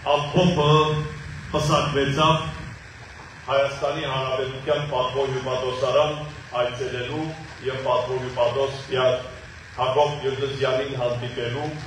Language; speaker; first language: Armenian; native; Armenian